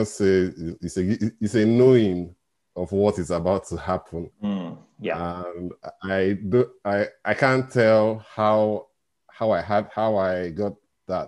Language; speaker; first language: English; non-native, local second language; Igbo